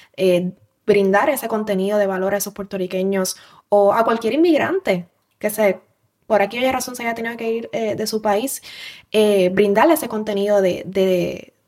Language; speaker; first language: Spanish; native; Spanish